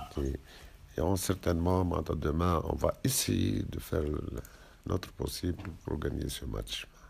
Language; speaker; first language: French; non-native, local second language; Arabic